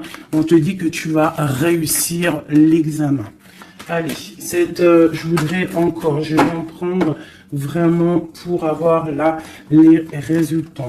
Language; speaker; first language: French; native; French